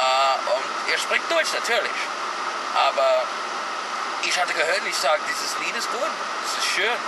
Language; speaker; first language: German; non-native, learner; English